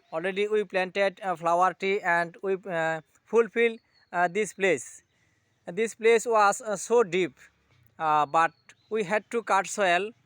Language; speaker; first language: English; non-native, local second language; Bangla